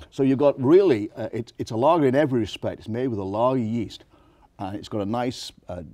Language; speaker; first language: English; native; English